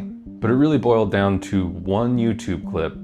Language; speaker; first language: English; native; English